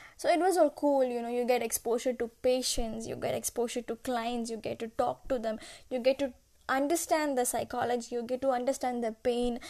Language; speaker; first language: English; non-native, local second language; Malayalam